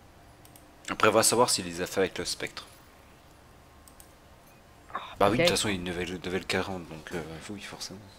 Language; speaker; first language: French; native; French